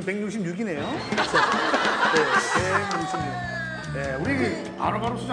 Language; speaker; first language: Korean; native; Korean